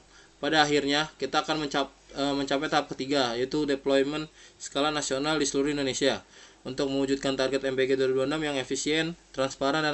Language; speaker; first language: Indonesian; native; Indonesian